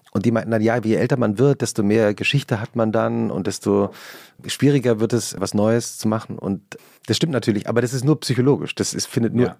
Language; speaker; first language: German; native; German